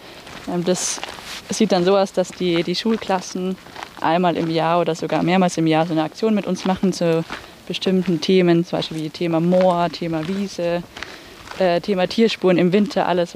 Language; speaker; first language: German; native; German